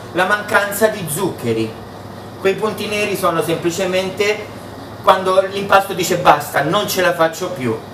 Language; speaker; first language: Italian; early bilingual, heritage; Italian